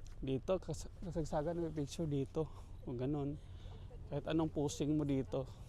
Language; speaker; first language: Filipino; native; Filipino